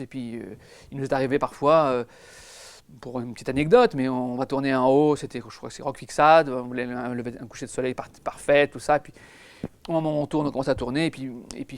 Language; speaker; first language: French; native; French